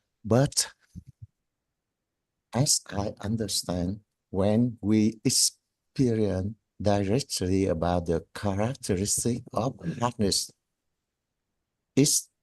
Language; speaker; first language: English; non-native, learner; Vietnamese